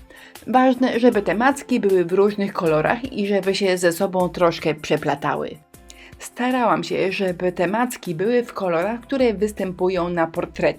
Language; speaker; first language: Polish; native; Polish